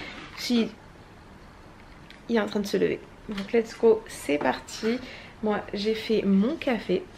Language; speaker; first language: French; native; French